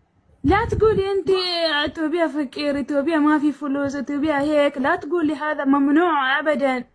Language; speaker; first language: Arabic; non-native, learner; Oromo